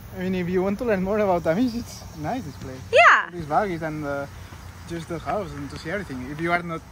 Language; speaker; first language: English; non-native, fluent; Spanish